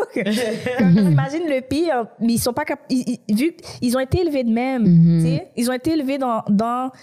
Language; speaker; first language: French; native; French